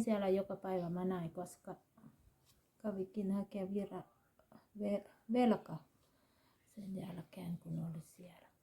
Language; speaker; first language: Finnish; non-native, learner; Thai